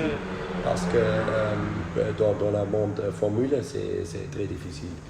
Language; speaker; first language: French; non-native, fluent; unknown